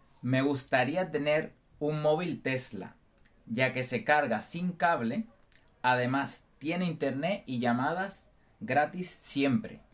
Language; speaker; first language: Spanish; non-native, learner; English